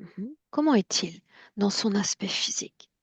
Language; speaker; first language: French; native; French